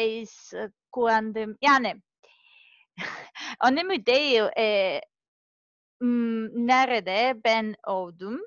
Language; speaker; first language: Turkish; non-native, learner; Serbian